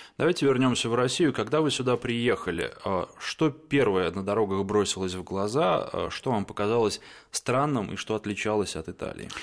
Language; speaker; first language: Russian; native; Russian